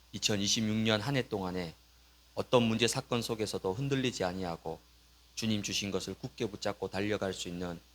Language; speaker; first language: Korean; native; Korean